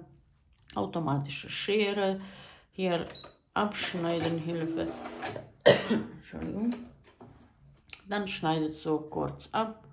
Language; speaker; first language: German; non-native, fluent; Croatian